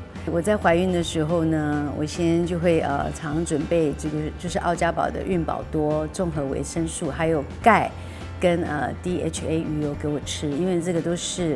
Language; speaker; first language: Chinese; native; Chinese